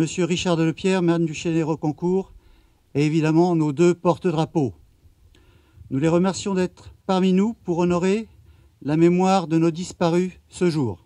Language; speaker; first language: French; native; French